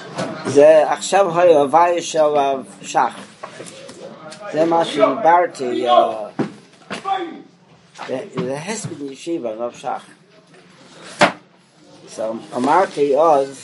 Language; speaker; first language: Hebrew; non-native, fluent; English